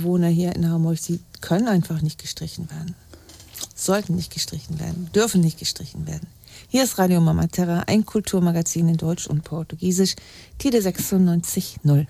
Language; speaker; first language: German; native; German